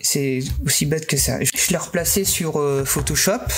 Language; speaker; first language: French; native; French